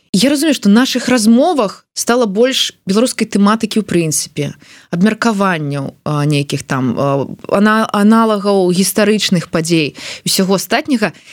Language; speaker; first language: Belarusian; non-native, local second language; Russian